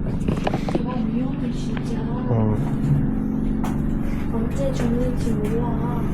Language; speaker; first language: Korean; non-native, learner; Vietnamese